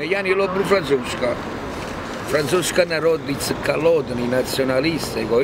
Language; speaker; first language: Russian; non-native, learner; Italian